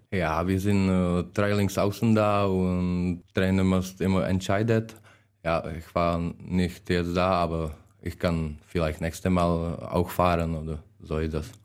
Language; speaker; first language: German; non-native, learner; Czech